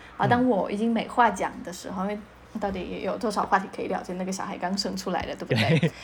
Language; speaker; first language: Chinese; non-native, fluent; Polish